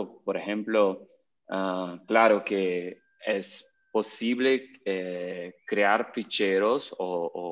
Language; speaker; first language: Spanish; non-native, learner; Portuguese